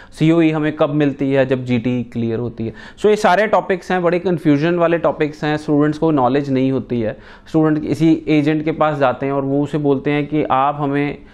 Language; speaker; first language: Hindi; non-native, local second language; Punjabi